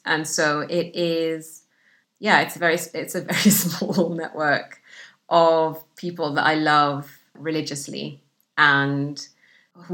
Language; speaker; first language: English; non-native, fluent; Arabic